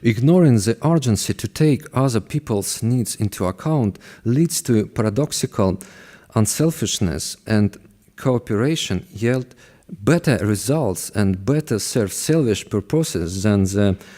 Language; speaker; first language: English; non-native, fluent; Russian